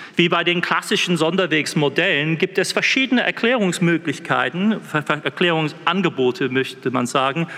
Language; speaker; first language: German; non-native, fluent; English